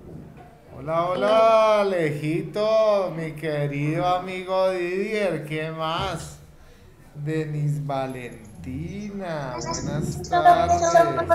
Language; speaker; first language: Spanish; native; Spanish